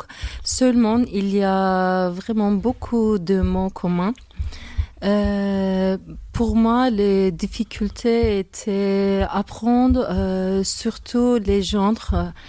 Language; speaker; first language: French; non-native, fluent; Turkish